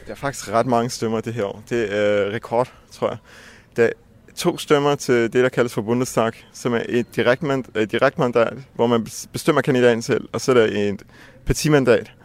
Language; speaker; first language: Danish; early bilingual, heritage; Danish